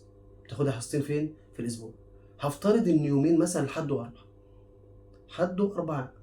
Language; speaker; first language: Arabic; native; Arabic